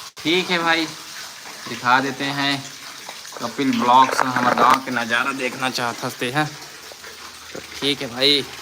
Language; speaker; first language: Hindi; native; Hindi